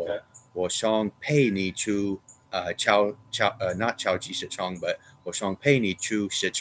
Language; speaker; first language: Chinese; non-native, learner; English